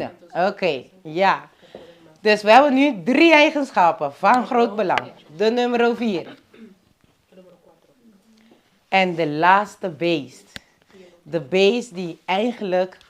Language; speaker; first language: Dutch; non-native, local second language; Papiamento